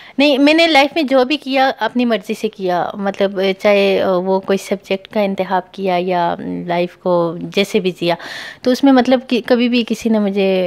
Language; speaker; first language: Urdu; non-native, local second language; Pashto